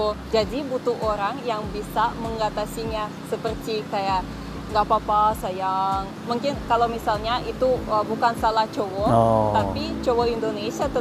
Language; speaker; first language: Indonesian; non-native, fluent; Russian